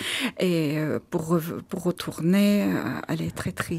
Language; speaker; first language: French; non-native, learner; Armenian